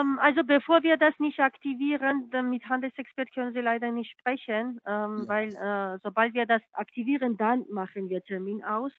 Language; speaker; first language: German; non-native, fluent; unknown